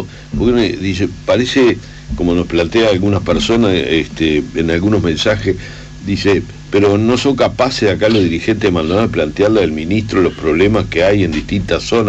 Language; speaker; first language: Spanish; native; Spanish